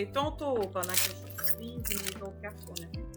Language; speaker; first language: French; native; French